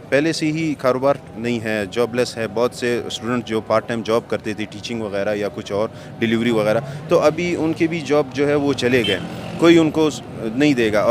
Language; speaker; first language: Urdu; non-native, local second language; Pashto